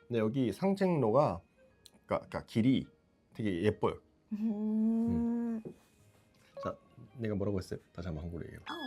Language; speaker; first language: Korean; non-native, fluent; Japanese